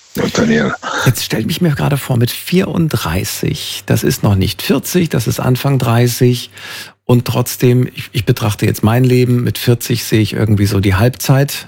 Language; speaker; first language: German; native; German